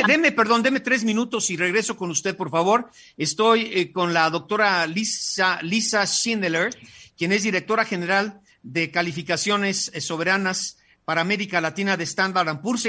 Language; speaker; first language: Spanish; native; Spanish